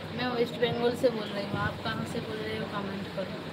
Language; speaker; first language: Hindi; non-native, local second language; Bangla